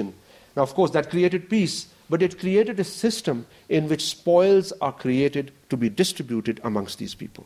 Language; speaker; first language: English; non-native, local second language; Urdu